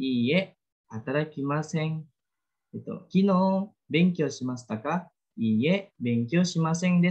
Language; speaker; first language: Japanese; non-native, fluent; Indonesian